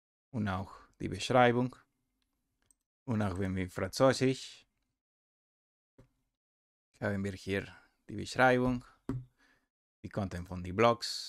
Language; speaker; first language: German; non-native, learner; Spanish